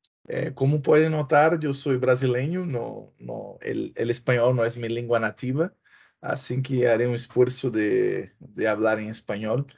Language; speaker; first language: Spanish; non-native, fluent; Portuguese